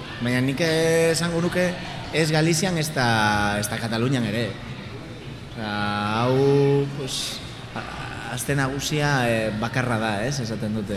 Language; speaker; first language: Basque; non-native, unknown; Galician